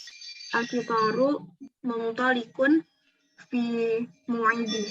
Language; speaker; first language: Arabic; non-native, learner; Indonesian